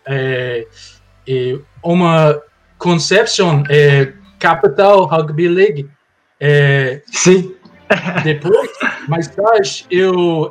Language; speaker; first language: Portuguese; non-native, learner; English